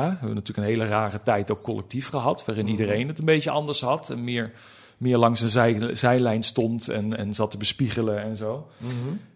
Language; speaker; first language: Dutch; native; Dutch